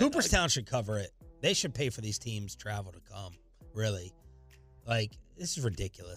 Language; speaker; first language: English; native; English